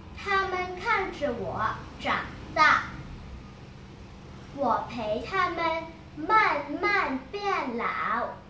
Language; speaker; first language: Chinese; non-native, learner; Thai